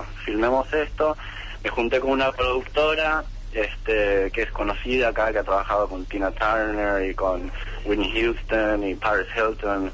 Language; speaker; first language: Spanish; native; Spanish